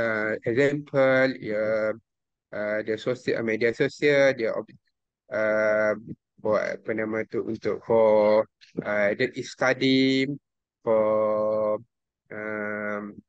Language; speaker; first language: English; non-native, local second language; Malay